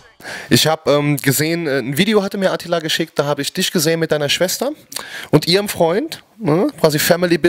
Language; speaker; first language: German; native; German